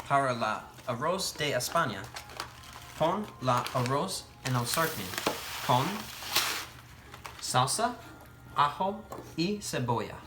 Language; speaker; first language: Spanish; non-native, learner; English